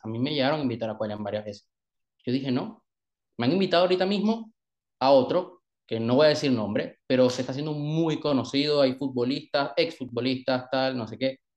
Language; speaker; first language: Spanish; native; Spanish